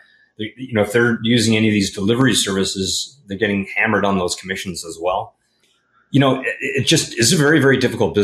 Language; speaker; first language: English; native; English